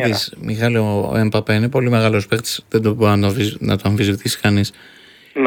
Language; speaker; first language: Greek; native; Greek